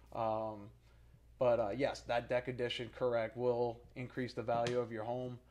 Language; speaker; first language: English; native; English